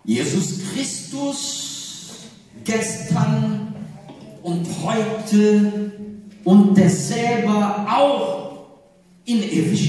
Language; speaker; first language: German; non-native, learner; Portuguese